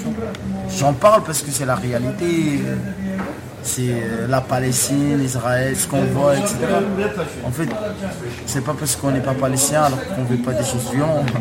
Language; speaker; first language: French; non-native, local second language; Arabic